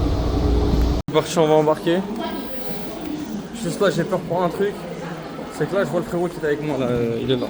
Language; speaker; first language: French; native; French